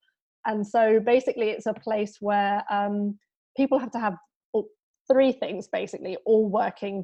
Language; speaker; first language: English; native; English